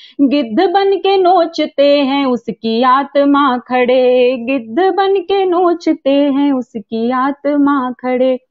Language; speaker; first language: Hindi; native; Hindi